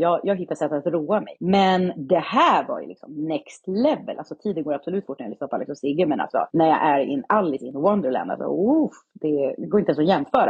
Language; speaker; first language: Swedish; native; Swedish